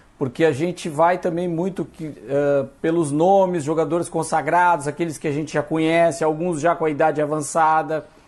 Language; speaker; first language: Portuguese; native; Portuguese